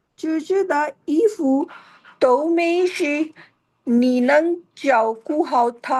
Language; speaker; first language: Chinese; non-native, learner; Hindi